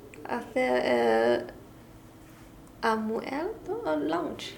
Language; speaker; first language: Spanish; non-native, learner; Chinese